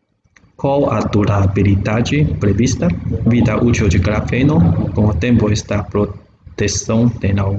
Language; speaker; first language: Portuguese; non-native, learner; Chinese